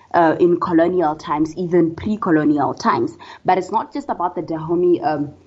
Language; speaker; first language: English; non-native, local second language; Tswana